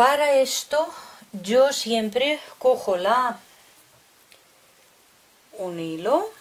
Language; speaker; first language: Spanish; non-native, fluent; Russian